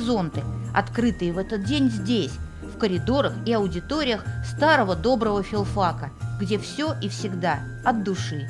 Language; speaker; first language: Russian; native; Russian